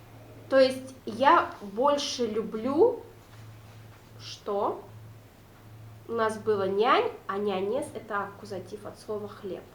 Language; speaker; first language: Russian; non-native, local second language; Udmurt